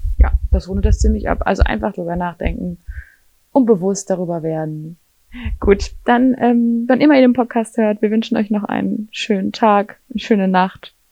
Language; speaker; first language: German; native; German